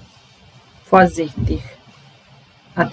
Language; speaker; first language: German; non-native, fluent; Italian